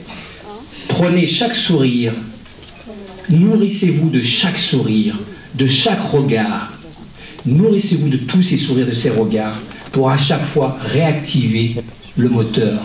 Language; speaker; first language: French; native; French